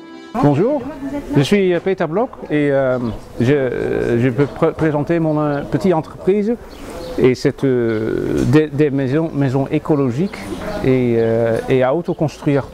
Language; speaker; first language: French; non-native, fluent; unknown